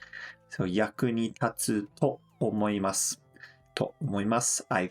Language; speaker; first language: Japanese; non-native, fluent; English